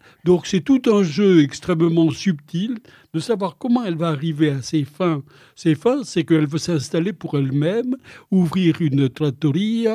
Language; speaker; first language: French; native; French